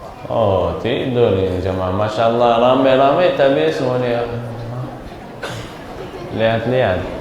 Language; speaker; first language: Indonesian; non-native, learner; Arabic